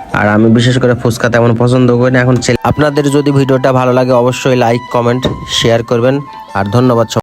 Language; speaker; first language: Bangla; native; Bangla